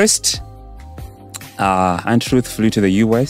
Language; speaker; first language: English; non-native, local second language; Ganda